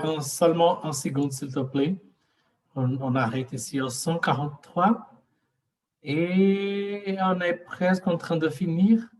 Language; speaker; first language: French; non-native, learner; Portuguese